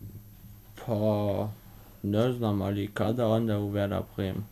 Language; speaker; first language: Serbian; early bilingual, heritage; Serbian